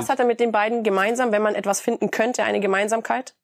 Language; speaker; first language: German; native; German